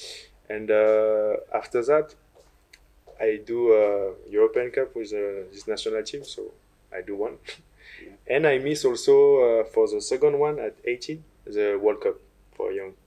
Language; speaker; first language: English; non-native, learner; French